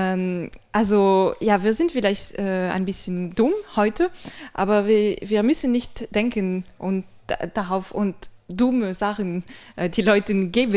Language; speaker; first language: German; non-native, fluent; French